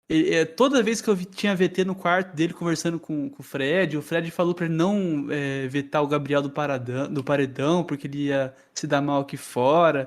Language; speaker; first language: Portuguese; native; Portuguese